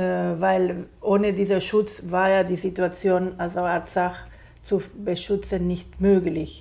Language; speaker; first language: German; non-native, fluent; Spanish